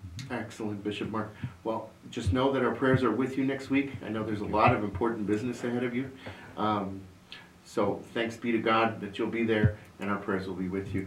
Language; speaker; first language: English; early bilingual, other home language; Spanish